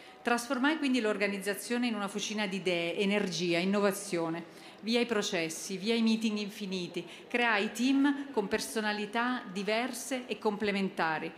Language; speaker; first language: Italian; native; Italian